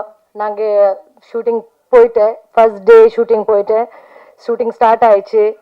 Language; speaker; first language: Tamil; non-native, learner; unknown